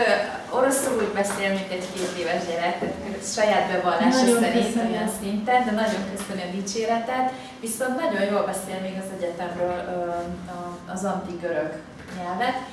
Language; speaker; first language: Hungarian; native; Hungarian